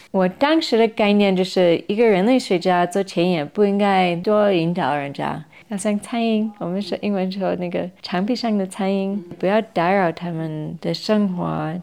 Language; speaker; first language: Chinese; non-native, fluent; English